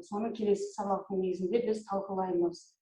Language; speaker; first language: Kazakh; native; Kazakh